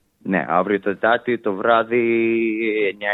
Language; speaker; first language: Greek; early bilingual, heritage; English